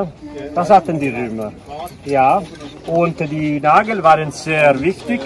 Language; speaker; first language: German; non-native, fluent; Italian